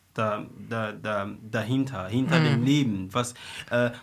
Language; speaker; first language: German; non-native, fluent; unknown